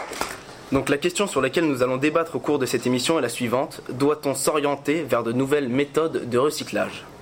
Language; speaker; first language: French; native; French